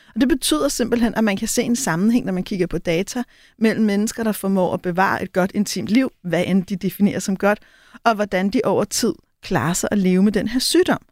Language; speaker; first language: Danish; native; Danish